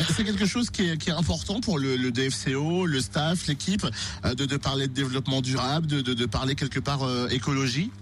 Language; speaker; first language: French; native; French